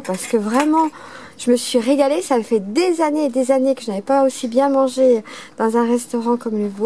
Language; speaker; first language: French; native; French